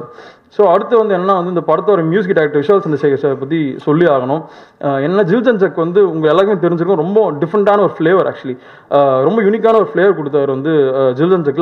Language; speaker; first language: Tamil; native; Tamil